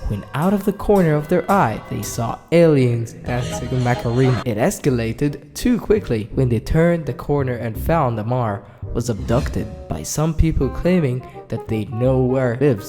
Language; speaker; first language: English; native; English